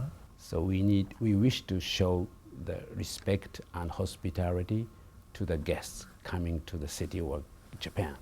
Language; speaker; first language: English; non-native, fluent; Japanese